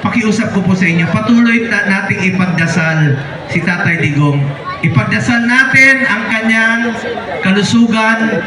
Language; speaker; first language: Filipino; non-native, local second language; Cebuano